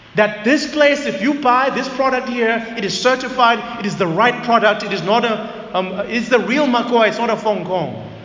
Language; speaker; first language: English; non-native, local second language; Zulu